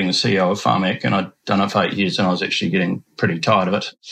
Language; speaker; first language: English; native; English